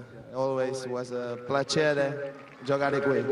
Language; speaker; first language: Italian; non-native, learner; Spanish